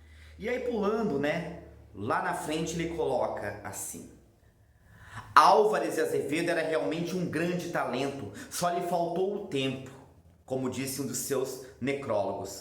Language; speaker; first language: Portuguese; native; Portuguese